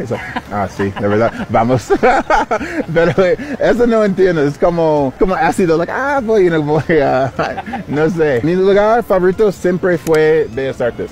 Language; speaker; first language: Spanish; non-native, learner; English